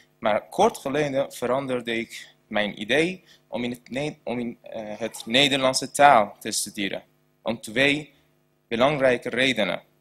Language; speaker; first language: Dutch; non-native, learner; Persian